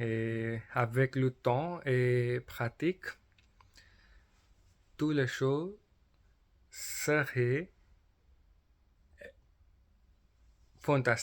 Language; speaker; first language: French; non-native, learner; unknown